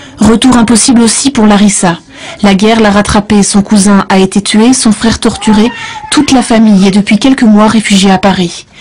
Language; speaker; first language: French; native; French